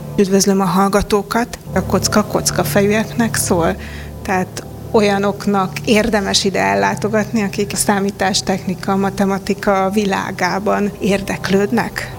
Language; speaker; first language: Hungarian; native; Hungarian